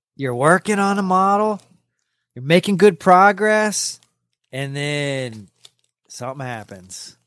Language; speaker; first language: English; native; English